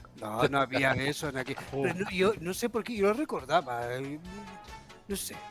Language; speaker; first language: Spanish; native; Spanish